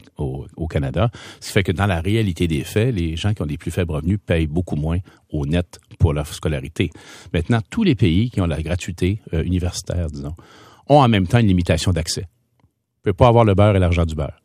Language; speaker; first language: French; native; French